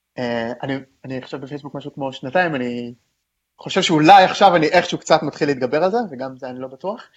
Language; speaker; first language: Hebrew; native; Hebrew